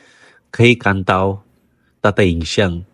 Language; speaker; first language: Chinese; non-native, learner; Indonesian